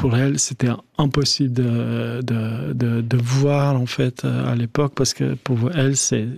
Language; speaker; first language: French; non-native, fluent; Albanian